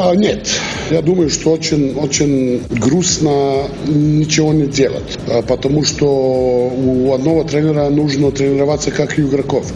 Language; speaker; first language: Russian; non-native, learner; Serbian